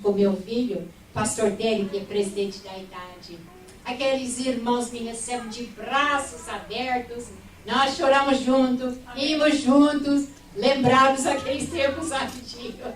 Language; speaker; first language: Portuguese; non-native, fluent; English